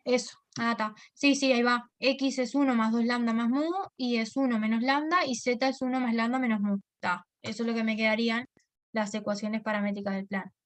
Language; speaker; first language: Spanish; native; Spanish